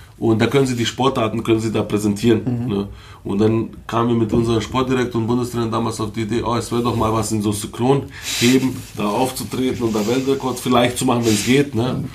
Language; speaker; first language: German; early bilingual, other home language; Bosnian